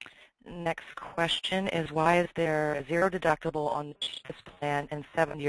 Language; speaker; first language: English; native; English